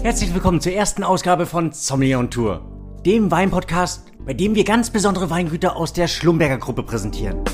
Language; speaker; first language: German; native; German